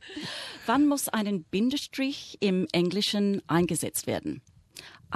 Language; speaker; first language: German; non-native, fluent; English